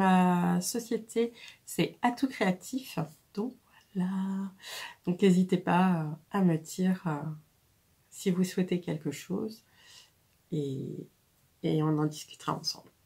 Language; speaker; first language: French; native; French